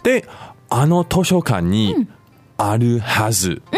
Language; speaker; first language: Japanese; non-native, fluent; English